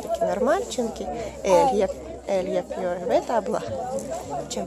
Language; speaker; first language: Turkish; non-native, learner; Russian